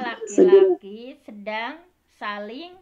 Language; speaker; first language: Indonesian; native; Indonesian